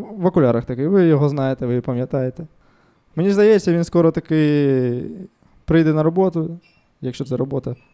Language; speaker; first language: Ukrainian; non-native, local second language; Russian